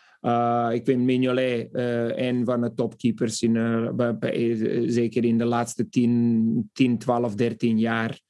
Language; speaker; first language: Dutch; non-native, fluent; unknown